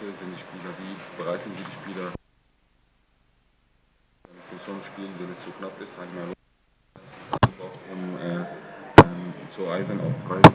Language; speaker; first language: German; non-native, fluent; Arabic